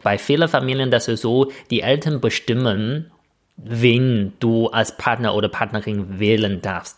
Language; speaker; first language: German; non-native, fluent; Chinese